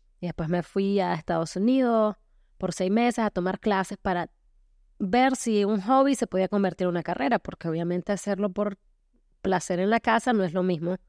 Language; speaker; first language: Spanish; native; Spanish